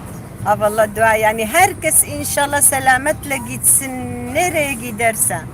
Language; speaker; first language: Turkish; non-native, local second language; Kurdish